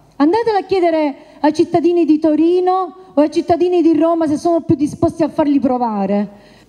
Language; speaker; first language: Italian; native; Italian